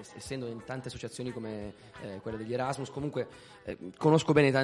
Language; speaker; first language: Italian; native; Italian